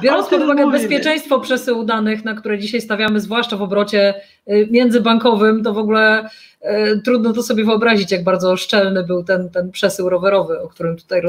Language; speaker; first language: Polish; native; Polish